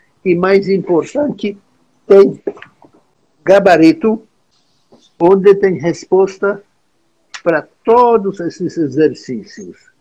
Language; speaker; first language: Portuguese; non-native, fluent; Czech